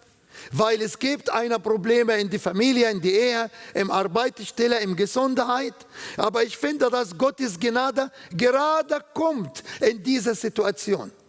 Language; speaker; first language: German; non-native, learner; Arabic